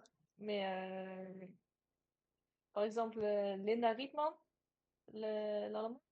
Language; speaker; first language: French; non-native, learner; Dutch